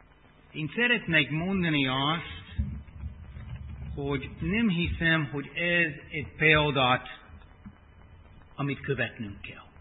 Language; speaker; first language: Hungarian; non-native, fluent; English